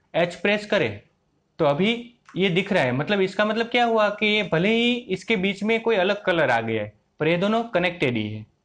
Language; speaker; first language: Hindi; native; Hindi